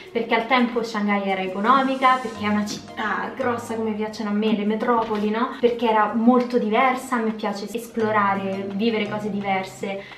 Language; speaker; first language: Italian; native; Italian